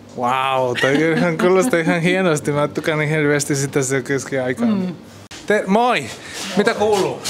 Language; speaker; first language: Finnish; non-native, learner; Spanish